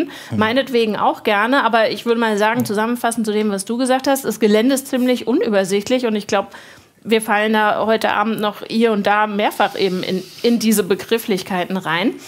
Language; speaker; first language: German; native; German